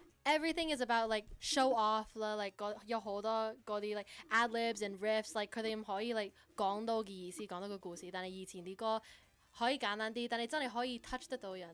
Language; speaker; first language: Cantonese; early bilingual, heritage; English